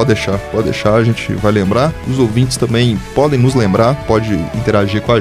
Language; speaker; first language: Portuguese; native; Portuguese